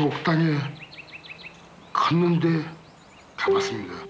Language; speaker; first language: Korean; early bilingual, heritage; Korean